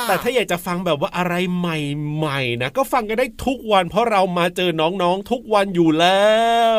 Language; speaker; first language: Thai; native; Thai